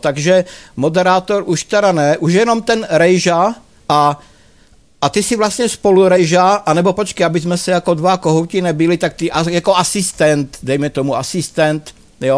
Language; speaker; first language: Czech; native; Czech